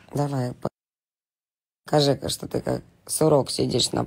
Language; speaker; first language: Russian; native; Russian